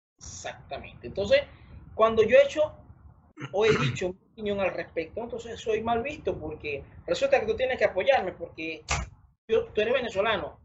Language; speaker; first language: Spanish; native; Spanish